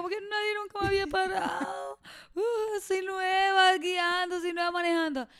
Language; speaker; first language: Spanish; native; Spanish